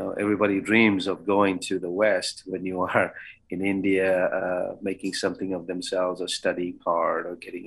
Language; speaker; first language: English; non-native, local second language; Kannada